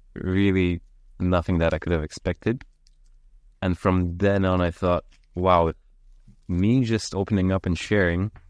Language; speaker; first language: English; early bilingual, heritage; Lithuanian